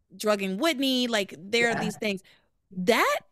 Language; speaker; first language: English; native; English